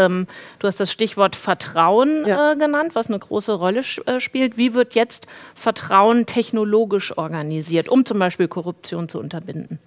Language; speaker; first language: German; native; German